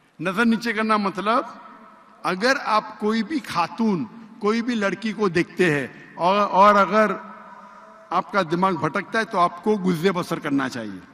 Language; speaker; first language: Urdu; non-native, local second language; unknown